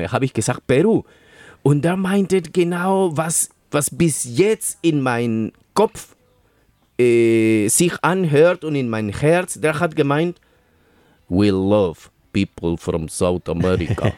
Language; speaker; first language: German; non-native, fluent; Spanish